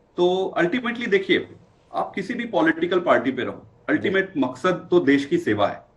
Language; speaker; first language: Hindi; native; Hindi